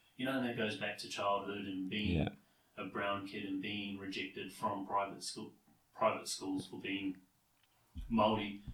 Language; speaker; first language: English; native; English